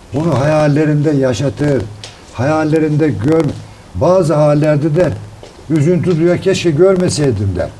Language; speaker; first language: Turkish; native; Turkish